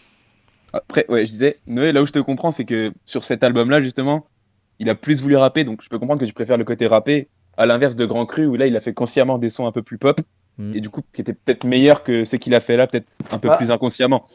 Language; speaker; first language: French; native; French